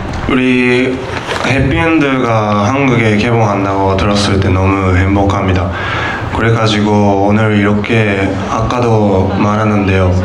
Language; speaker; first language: Korean; non-native, learner; Japanese